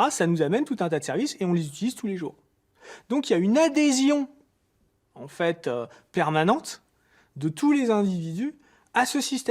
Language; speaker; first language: French; native; French